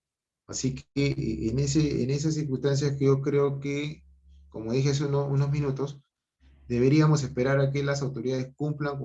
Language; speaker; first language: Spanish; native; Spanish